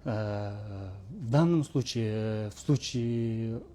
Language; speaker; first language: Russian; non-native, local second language; Kazakh